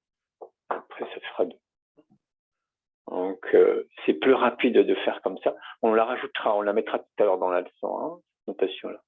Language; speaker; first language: French; native; French